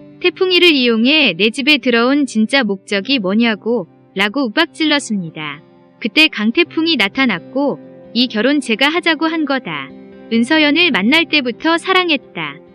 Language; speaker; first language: Korean; native; Korean